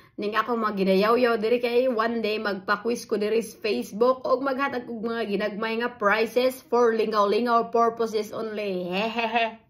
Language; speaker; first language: Cebuano; non-native, local second language; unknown